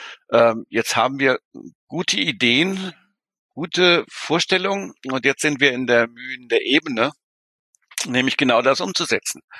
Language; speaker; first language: German; native; German